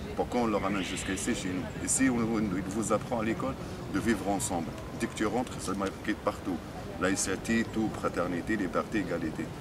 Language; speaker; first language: French; non-native, local second language; Arabic